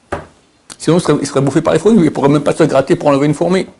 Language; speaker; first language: French; native; French